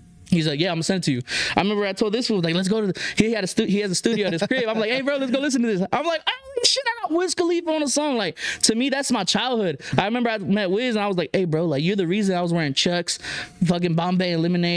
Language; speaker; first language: English; early bilingual, other home language; Spanish